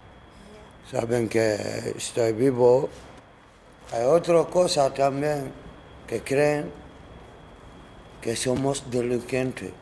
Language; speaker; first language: Spanish; non-native, learner; Arabic